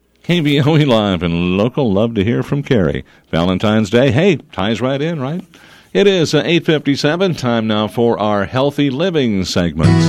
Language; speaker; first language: English; native; English